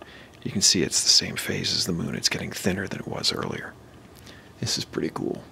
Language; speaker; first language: English; native; English